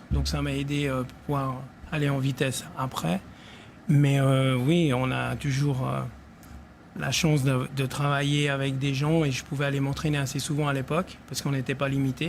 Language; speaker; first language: French; native; French